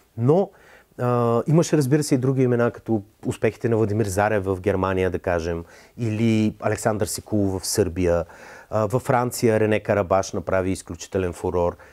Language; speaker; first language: Bulgarian; native; Bulgarian